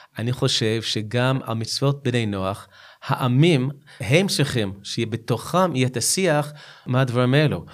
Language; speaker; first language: Hebrew; non-native, fluent; English